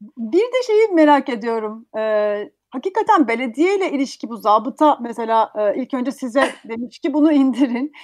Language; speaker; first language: Turkish; native; Turkish